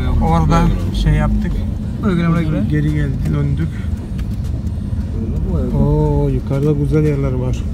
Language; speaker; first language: Turkish; non-native, fluent; Malayalam